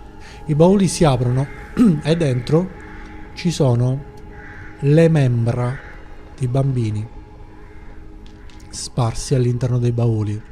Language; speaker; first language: Italian; native; Italian